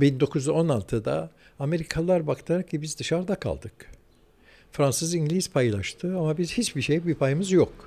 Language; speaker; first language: Turkish; early bilingual, heritage; Turkish